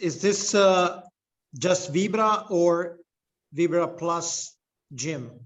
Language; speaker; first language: English; non-native, fluent; Italian